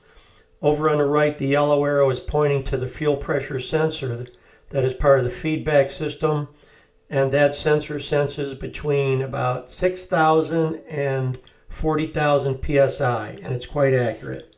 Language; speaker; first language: English; native; English